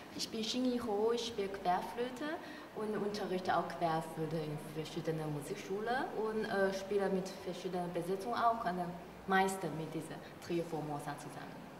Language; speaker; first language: German; non-native, fluent; Chinese